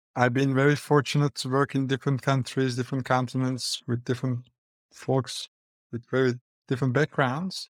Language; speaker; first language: English; non-native, fluent; Turkish